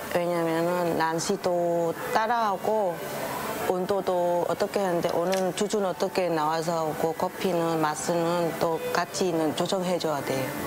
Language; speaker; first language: Korean; non-native, fluent; Vietnamese